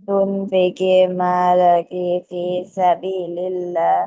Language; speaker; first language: Arabic; non-native, learner; Bangla